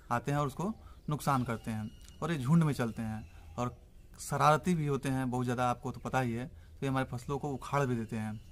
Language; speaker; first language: Hindi; native; Hindi